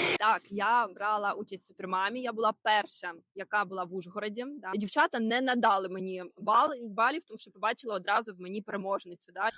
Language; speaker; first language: Ukrainian; non-native, local second language; Russian